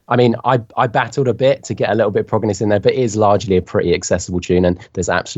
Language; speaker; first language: English; native; English